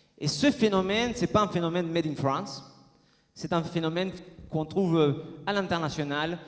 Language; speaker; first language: French; non-native, fluent; Spanish